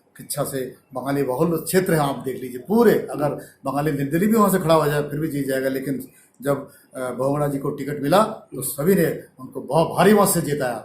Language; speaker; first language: Hindi; non-native, local second language; Bangla